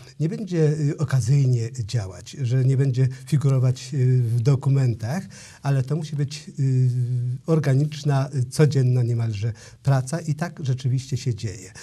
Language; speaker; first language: Polish; native; Polish